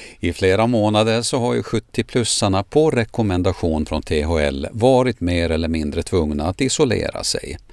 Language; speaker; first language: Swedish; native; Swedish